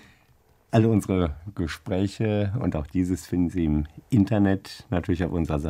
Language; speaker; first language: German; native; German